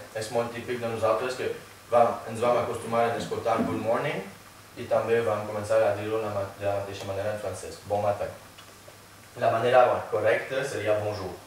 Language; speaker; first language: Catalan; non-native, fluent; French